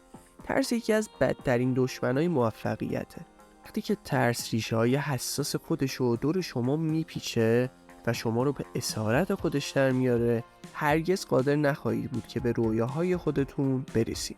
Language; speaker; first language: Persian; native; Persian